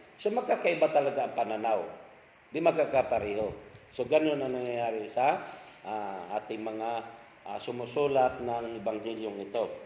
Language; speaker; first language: Filipino; non-native, local second language; Cebuano